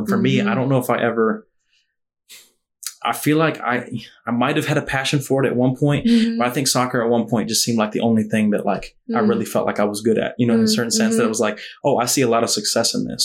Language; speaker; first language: English; native; English